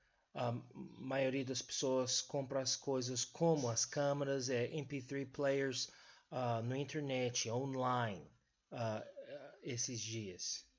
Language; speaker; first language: Portuguese; non-native, fluent; English